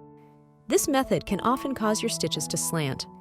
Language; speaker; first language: English; non-native, fluent; Chinese